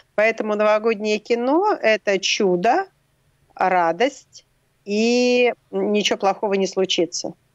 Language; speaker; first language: Russian; native; Russian